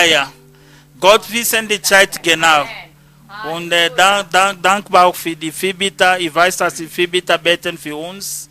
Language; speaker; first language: German; non-native, learner; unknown